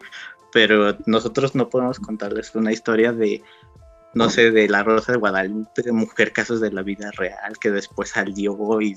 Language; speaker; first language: Spanish; native; Spanish